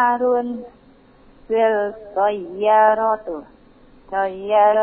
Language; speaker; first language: Arabic; non-native, learner; Indonesian